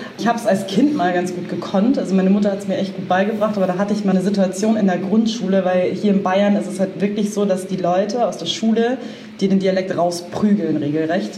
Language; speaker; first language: German; native; German